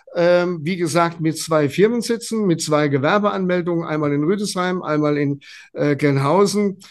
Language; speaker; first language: German; native; German